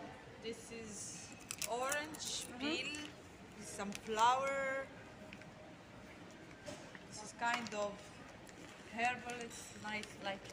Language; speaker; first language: English; non-native, learner; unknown